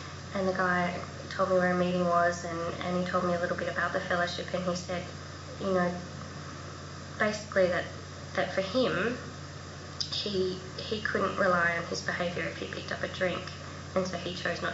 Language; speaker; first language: English; native; English